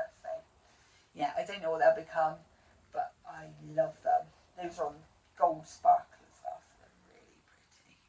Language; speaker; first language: English; native; English